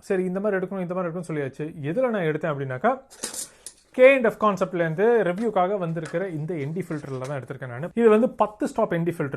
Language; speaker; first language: Tamil; native; Tamil